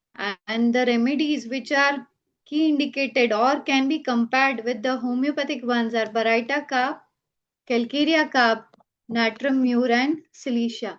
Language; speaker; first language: English; non-native, local second language; Gujarati